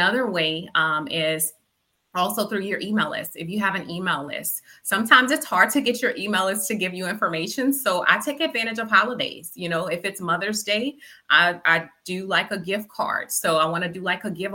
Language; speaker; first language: English; native; English